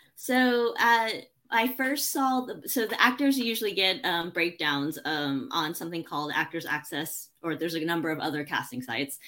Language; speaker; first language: English; early bilingual, other home language; Chinese